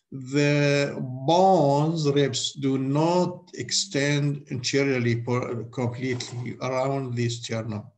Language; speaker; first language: English; non-native, fluent; Arabic